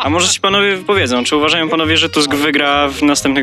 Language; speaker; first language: Polish; native; Polish